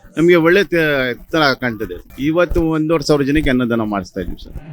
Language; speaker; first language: Kannada; non-native, local second language; Urdu